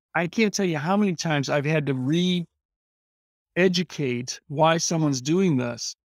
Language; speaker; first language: English; native; English